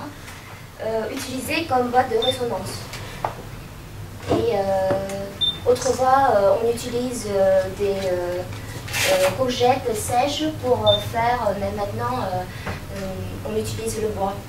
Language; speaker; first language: French; non-native, fluent; Vietnamese